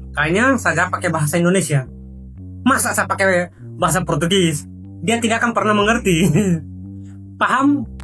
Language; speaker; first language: Indonesian; non-native, local second language; Tetum